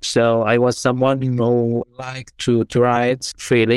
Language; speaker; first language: English; non-native, fluent; Arabic